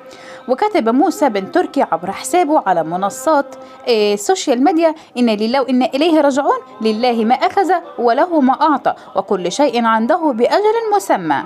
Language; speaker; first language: Arabic; native; Arabic